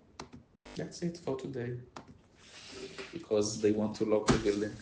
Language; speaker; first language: English; non-native, learner; Hebrew